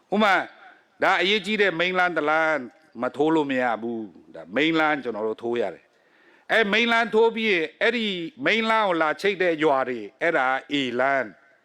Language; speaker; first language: Burmese; non-native, local second language; Pa'o Karen